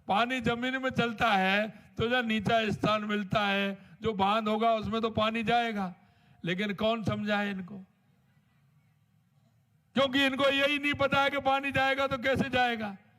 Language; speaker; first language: Hindi; native; Hindi